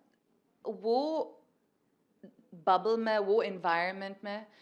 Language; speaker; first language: Hindi; non-native, learner; English